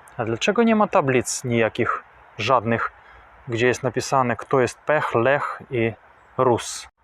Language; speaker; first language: Polish; non-native, fluent; Russian